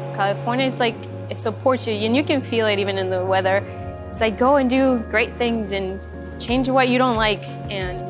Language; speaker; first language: English; non-native, fluent; Spanish